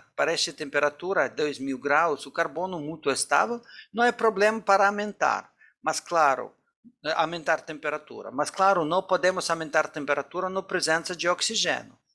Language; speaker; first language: Portuguese; non-native, fluent; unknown